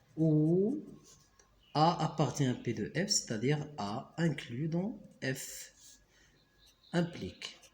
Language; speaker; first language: French; non-native, local second language; Arabic